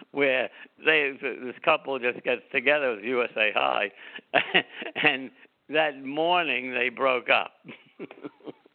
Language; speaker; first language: English; native; English